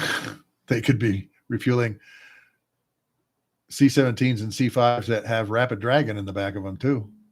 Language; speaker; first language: English; native; English